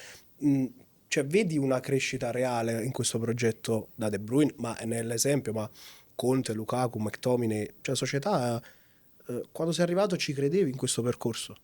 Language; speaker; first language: Italian; native; Italian